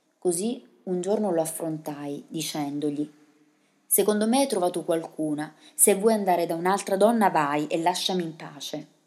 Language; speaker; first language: Italian; early bilingual, other home language; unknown